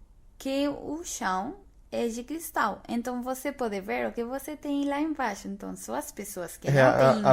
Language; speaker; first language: Portuguese; non-native, fluent; Spanish